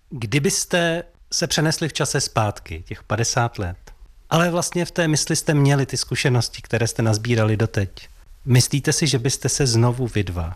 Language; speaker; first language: Czech; native; Czech